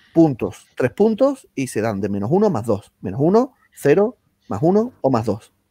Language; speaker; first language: Spanish; native; Spanish